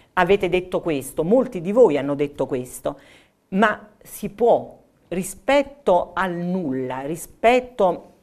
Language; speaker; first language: Italian; native; Italian